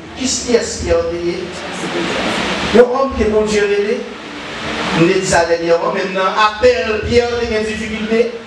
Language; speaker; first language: French; non-native, learner; Haitian Creole